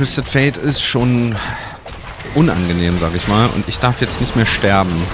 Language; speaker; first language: German; native; German